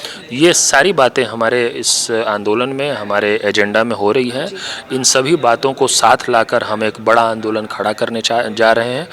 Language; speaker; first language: Hindi; native; Hindi